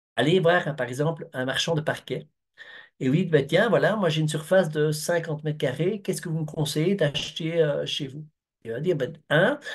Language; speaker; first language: French; native; French